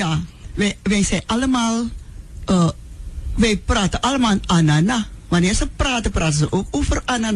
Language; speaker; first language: Dutch; non-native, local second language; Sranan Tongo